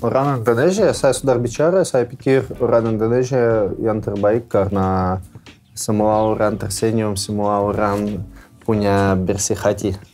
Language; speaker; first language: Indonesian; non-native, learner; Russian